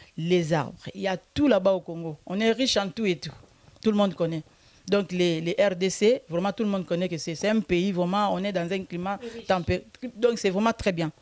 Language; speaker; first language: French; non-native, local second language; Lingala